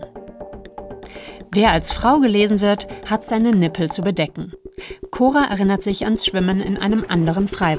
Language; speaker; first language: German; native; German